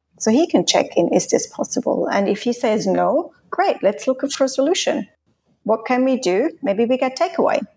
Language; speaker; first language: English; non-native, fluent; Swiss German